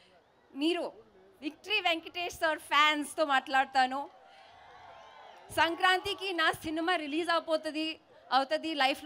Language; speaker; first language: Telugu; non-native, learner; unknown